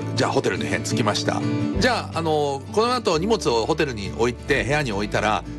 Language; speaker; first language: Japanese; early bilingual, other home language; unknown